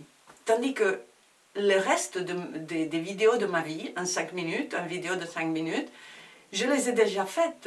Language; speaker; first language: French; non-native, fluent; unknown